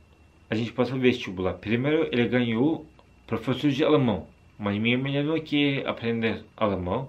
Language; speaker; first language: Portuguese; non-native, learner; Turkish